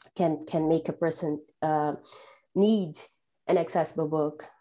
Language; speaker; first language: English; non-native, fluent; Portuguese